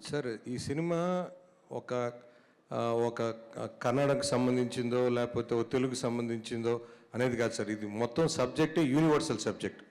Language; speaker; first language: Telugu; native; Telugu